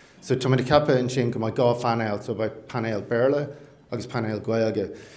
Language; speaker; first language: Irish; non-native, local second language; English